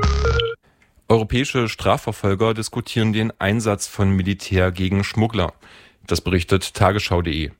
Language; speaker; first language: German; native; German